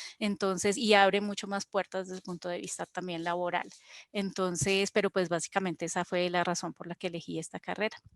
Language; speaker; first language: Spanish; native; Spanish